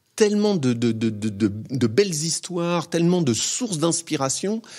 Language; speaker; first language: French; native; French